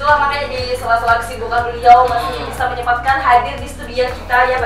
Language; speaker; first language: Indonesian; native; Indonesian